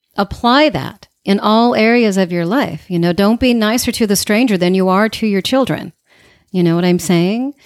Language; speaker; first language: English; native; English